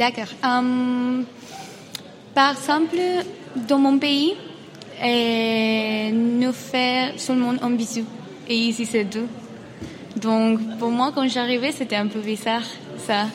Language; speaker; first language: French; non-native, learner; Spanish